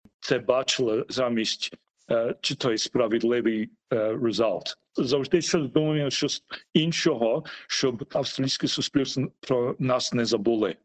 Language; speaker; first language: Ukrainian; early bilingual, heritage; Ukrainian